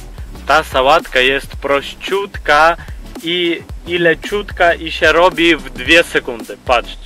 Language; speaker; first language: Polish; non-native, fluent; Ukrainian